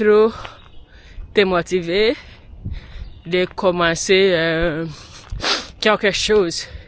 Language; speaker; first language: French; non-native, learner; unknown